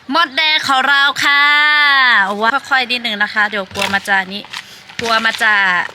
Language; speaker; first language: Thai; non-native, local second language; Lahu